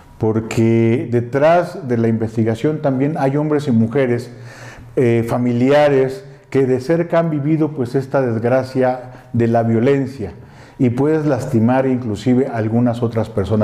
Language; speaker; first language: Spanish; native; Spanish